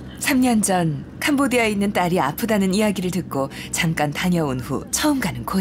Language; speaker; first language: Korean; native; Korean